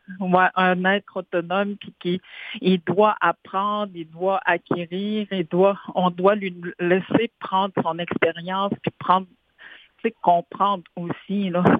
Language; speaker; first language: French; non-native, local second language; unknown